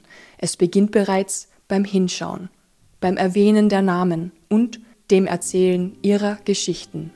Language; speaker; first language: German; native; German